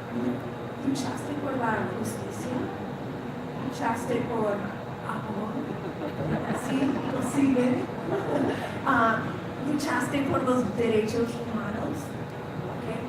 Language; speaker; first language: Spanish; non-native, fluent; English